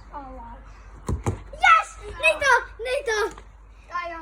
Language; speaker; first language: Welsh; native; Welsh